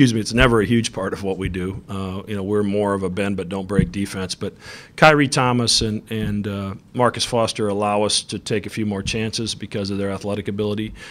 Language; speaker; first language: English; native; English